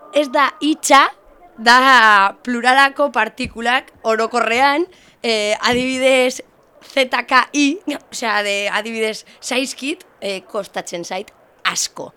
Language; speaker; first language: Basque; non-native, learner; Catalan